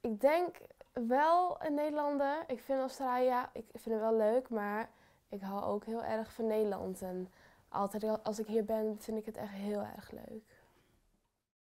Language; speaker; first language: Dutch; early bilingual, heritage; Dutch